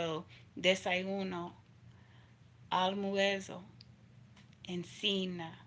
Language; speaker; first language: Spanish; non-native, learner; English